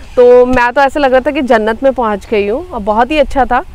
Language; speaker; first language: Hindi; native; Hindi